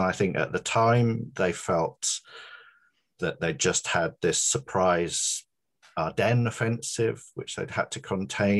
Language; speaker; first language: English; native; English